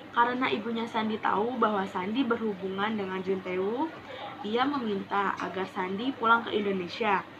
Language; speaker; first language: Indonesian; native; Indonesian